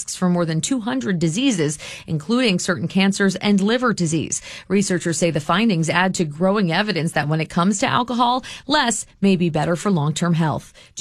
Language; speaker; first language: English; non-native, fluent; French